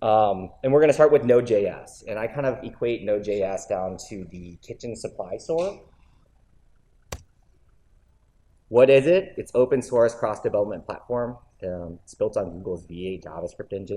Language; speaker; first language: English; native; English